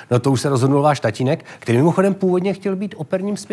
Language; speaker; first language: Czech; native; Czech